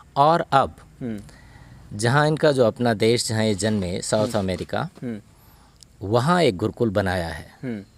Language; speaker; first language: Hindi; native; Hindi